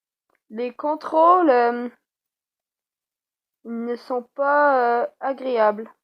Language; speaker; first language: French; native; French